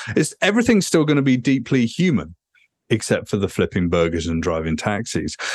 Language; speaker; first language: English; native; English